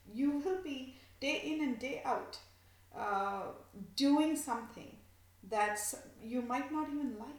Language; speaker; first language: English; non-native, local second language; Bangla